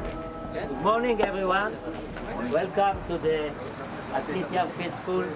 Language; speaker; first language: English; non-native, fluent; Hebrew